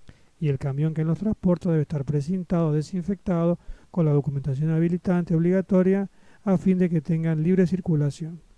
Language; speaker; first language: Spanish; native; Spanish